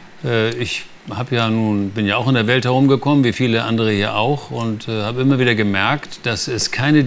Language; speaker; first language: German; native; German